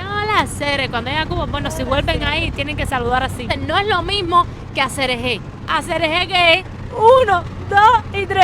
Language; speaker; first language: Spanish; native; Spanish